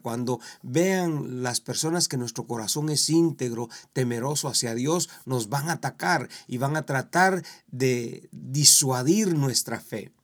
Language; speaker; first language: Spanish; native; Spanish